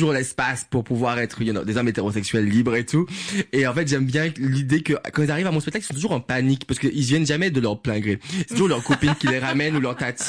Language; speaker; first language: French; non-native, local second language; Guadeloupean Creole French